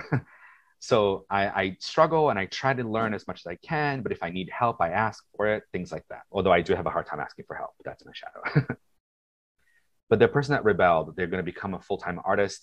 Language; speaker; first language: English; non-native, fluent; Portuguese